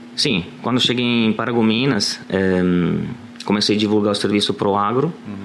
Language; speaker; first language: Portuguese; non-native, fluent; Italian